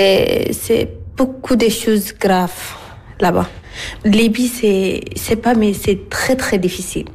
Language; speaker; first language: French; non-native, learner; Arabic